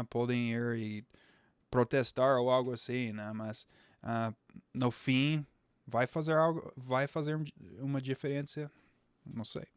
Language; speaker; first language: Portuguese; non-native, fluent; English